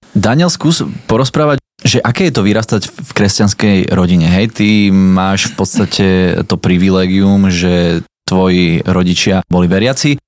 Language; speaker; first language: Slovak; native; Slovak